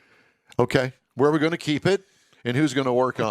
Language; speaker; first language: English; native; English